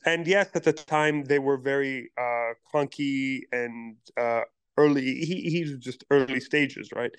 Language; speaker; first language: English; non-native, local second language; Pashto